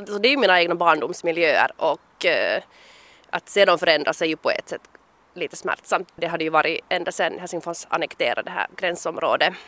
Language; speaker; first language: Swedish; native; Swedish